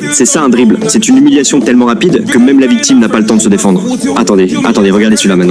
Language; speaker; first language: French; native; French